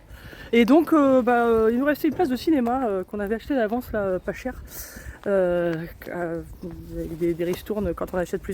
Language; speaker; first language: French; native; French